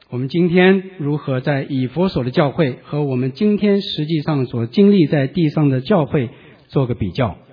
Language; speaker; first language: Chinese; native; Chinese